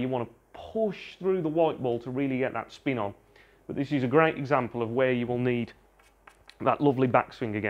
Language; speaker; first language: English; native; English